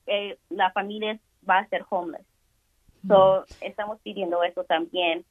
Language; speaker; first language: Spanish; early bilingual, heritage; Spanish